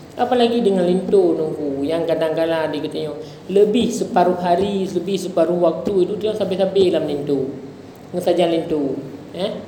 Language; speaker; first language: Indonesian; non-native, local second language; Achinese